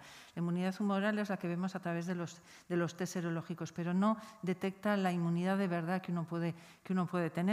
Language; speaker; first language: Spanish; native; Spanish